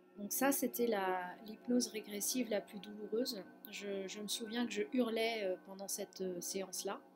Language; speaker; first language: French; non-native, fluent; Spanish